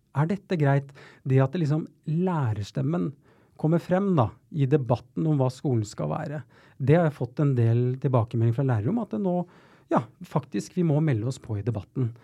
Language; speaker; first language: Norwegian; native; Norwegian